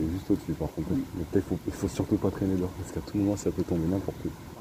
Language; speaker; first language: French; native; French